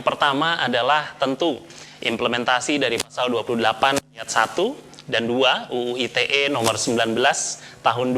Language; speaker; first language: Indonesian; native; Indonesian